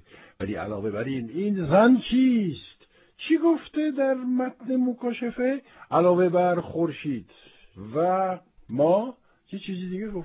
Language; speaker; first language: Persian; non-native, fluent; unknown